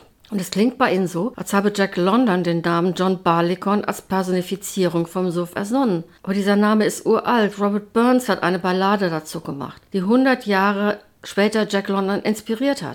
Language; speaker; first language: German; native; German